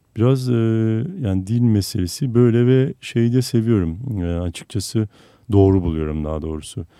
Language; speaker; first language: Turkish; non-native, local second language; Armenian